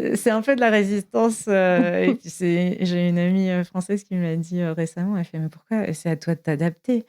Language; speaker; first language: French; native; French